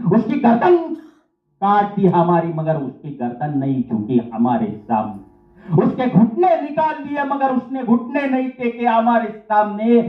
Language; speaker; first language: Hindi; non-native, local second language; Marathi